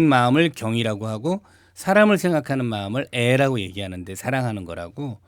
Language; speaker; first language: Korean; native; Korean